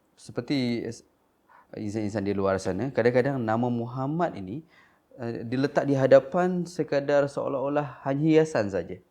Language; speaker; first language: Malay; non-native, local second language; Iban